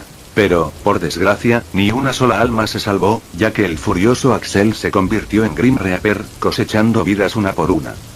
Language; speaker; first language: Spanish; native; Spanish